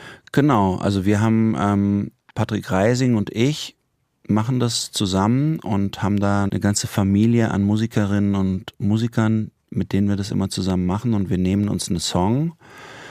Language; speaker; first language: German; native; German